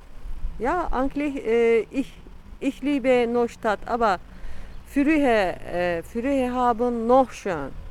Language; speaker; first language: German; non-native, learner; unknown